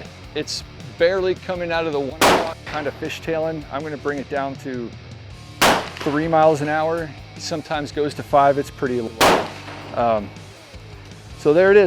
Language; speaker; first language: English; native; English